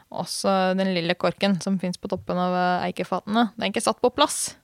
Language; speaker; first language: Norwegian; non-native, fluent; Hungarian